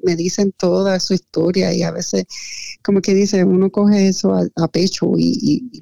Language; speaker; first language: Spanish; early bilingual, heritage; Spanish